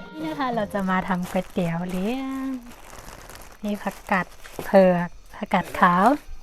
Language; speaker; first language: Thai; non-native, local second language; Shan